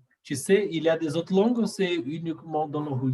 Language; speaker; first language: French; non-native, learner; Portuguese